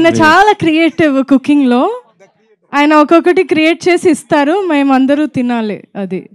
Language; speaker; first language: Telugu; non-native, local second language; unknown